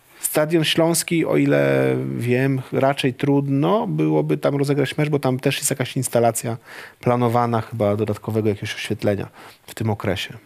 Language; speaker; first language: Polish; native; Polish